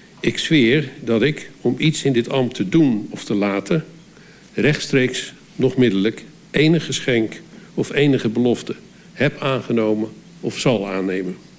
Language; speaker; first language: Dutch; native; Dutch